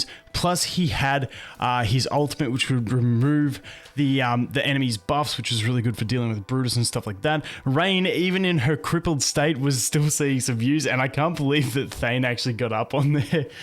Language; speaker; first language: English; native; English